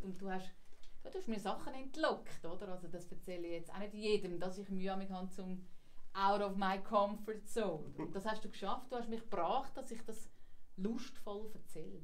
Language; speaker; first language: German; native; German